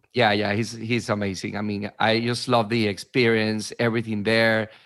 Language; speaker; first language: English; non-native, fluent; Spanish